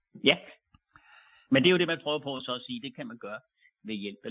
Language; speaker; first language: Danish; native; Danish